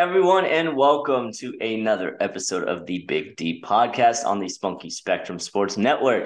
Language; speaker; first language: English; native; English